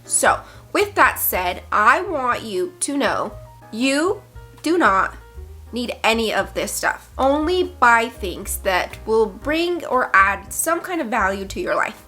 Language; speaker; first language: English; native; English